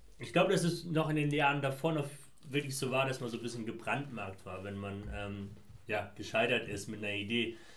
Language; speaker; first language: German; early bilingual, other home language; Persian